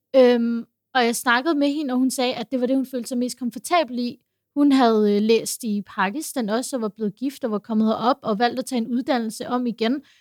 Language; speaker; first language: Danish; early bilingual, other home language; Urdu